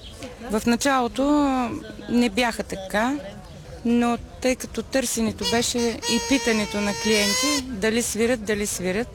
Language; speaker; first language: Bulgarian; native; Bulgarian